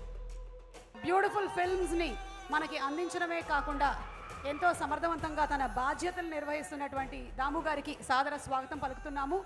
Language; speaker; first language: Telugu; native; Telugu